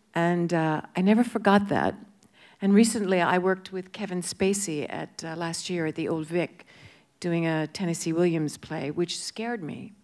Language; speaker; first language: English; native; English